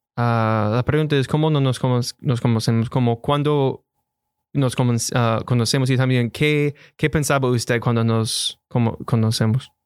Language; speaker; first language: Spanish; non-native, learner; English